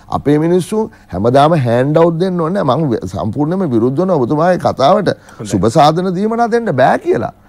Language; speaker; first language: Sinhala; native; Sinhala